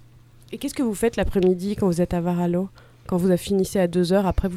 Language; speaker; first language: French; native; French